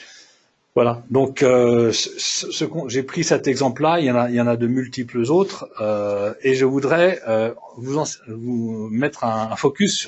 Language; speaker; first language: French; native; French